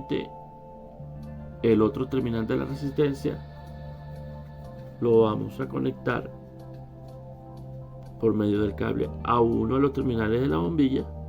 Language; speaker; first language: Spanish; native; Spanish